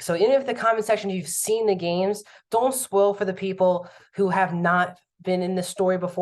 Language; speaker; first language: English; native; English